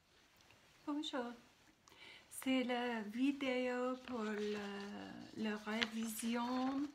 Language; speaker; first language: French; non-native, fluent; English